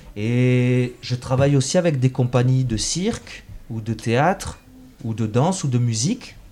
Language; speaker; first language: French; native; French